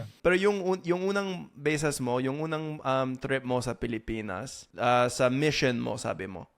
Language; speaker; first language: Filipino; non-native, fluent; English